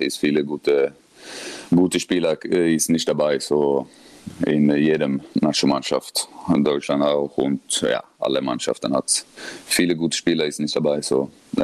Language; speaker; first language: German; non-native, learner; Swedish